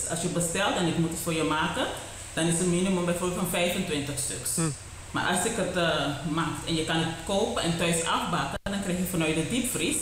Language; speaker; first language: Dutch; non-native, local second language; Papiamento